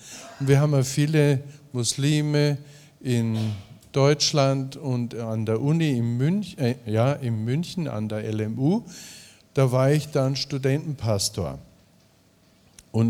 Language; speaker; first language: German; native; German